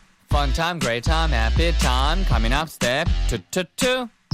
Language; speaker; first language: English; non-native, fluent; Korean